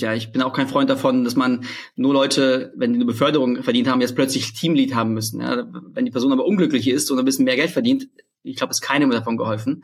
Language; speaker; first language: German; early bilingual, other home language; Russian